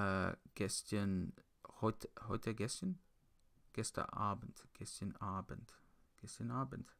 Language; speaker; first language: German; non-native, learner; English